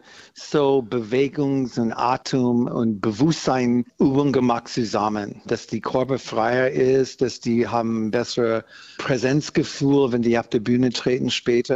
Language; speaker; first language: German; non-native, fluent; English